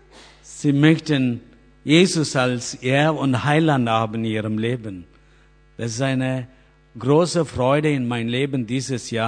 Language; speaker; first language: German; non-native, learner; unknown